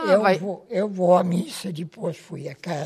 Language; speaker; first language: Portuguese; non-native, local second language; Kabuverdianu